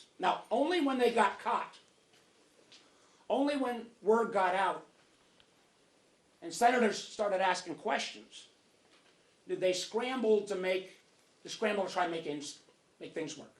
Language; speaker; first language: English; native; English